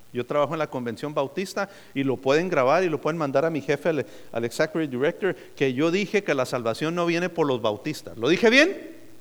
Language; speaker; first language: Spanish; native; Spanish